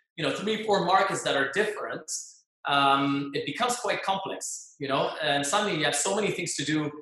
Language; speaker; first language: English; non-native, fluent; French